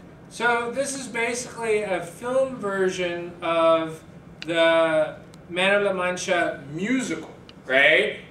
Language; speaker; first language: English; early bilingual, other home language; Spanish